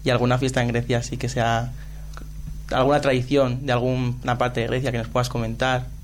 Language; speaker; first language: Spanish; native; Spanish